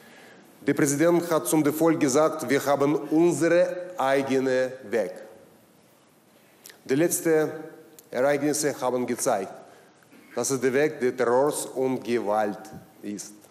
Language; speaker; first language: German; non-native, learner; Russian